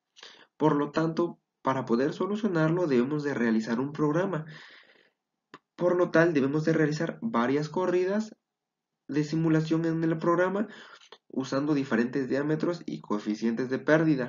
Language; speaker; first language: Spanish; native; Spanish